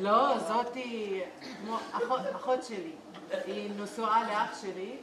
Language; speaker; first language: Hebrew; non-native, local second language; Arabic